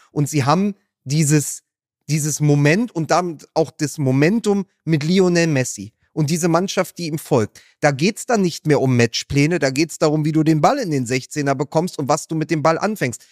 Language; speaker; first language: German; native; German